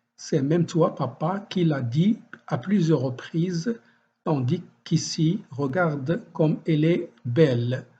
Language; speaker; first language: French; non-native, local second language; Arabic